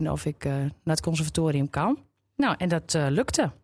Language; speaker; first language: Dutch; native; Dutch